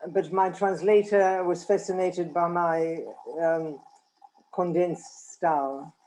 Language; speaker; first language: English; non-native, fluent; Lithuanian